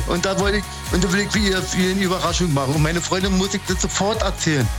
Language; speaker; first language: German; non-native, fluent; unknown